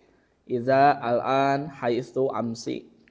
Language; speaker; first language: Arabic; non-native, fluent; Sundanese